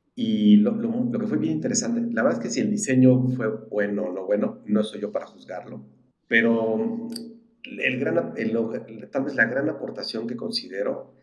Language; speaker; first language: Spanish; native; Spanish